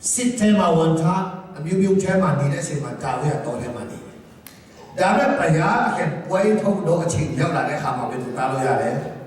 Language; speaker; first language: Burmese; non-native, local second language; Tedim Chin